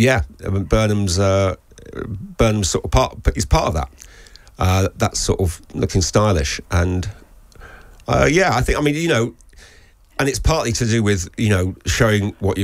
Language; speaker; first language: English; native; English